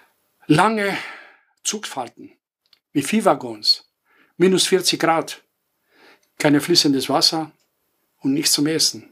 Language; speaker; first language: German; non-native, fluent; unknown